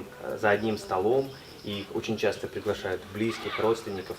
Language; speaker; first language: Russian; native; Russian